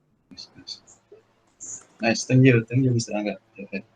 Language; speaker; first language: English; non-native, learner; Indonesian